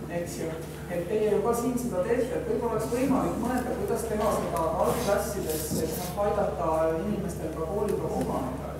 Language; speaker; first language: Estonian; native; Estonian